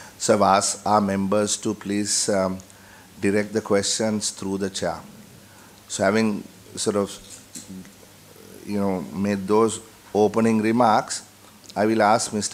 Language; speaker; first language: English; non-native, local second language; Sinhala